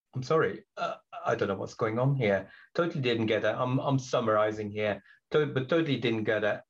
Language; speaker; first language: English; non-native, fluent; Dutch